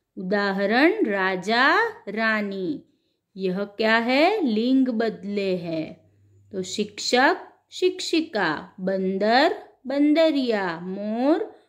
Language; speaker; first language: Hindi; non-native, local second language; Gujarati